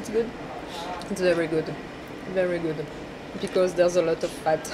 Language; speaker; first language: English; non-native, learner; French